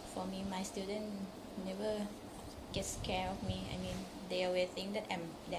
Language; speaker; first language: English; non-native, local second language; Thai